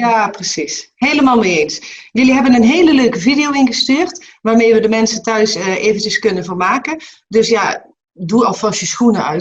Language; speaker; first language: Dutch; native; Dutch